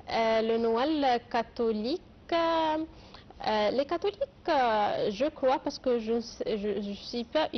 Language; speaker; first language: French; non-native, fluent; Arabic